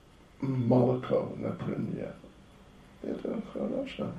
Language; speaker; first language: Russian; non-native, learner; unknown